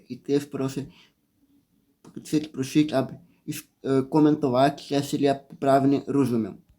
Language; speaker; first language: Polish; non-native, learner; Portuguese